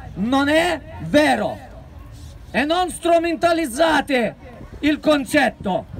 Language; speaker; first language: Italian; non-native, fluent; Ukrainian